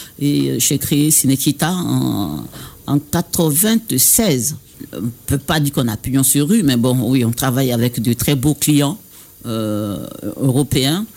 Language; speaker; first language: French; non-native, local second language; Baoulé